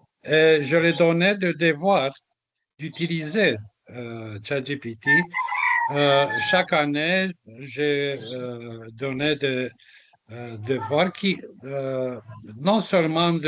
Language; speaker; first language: French; non-native, fluent; Romanian